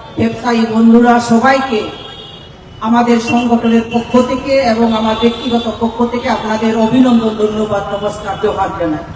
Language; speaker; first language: Bangla; non-native, local second language; Santali